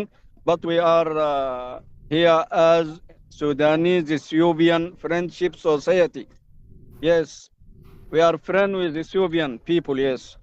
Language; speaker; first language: English; non-native, fluent; Arabic